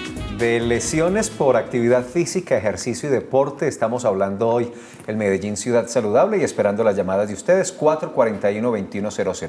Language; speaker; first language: Spanish; native; Spanish